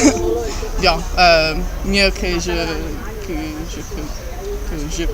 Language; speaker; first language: French; non-native, learner; Italian